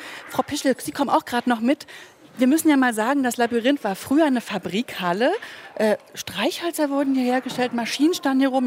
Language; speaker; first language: German; native; German